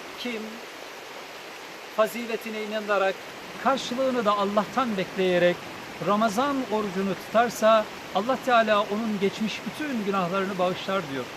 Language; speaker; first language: Turkish; native; Turkish